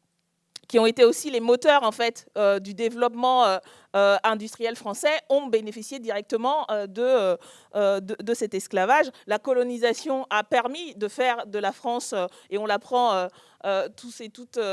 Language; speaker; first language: French; native; French